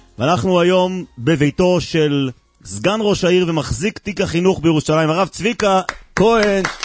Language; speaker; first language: Hebrew; native; Hebrew